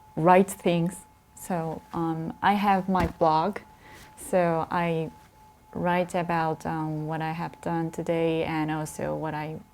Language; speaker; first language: English; non-native, fluent; Japanese